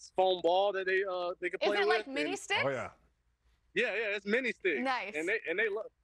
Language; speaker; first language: English; native; English